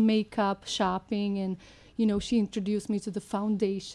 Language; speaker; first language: English; non-native, fluent; Slovak